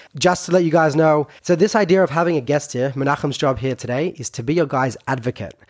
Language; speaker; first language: English; non-native, fluent; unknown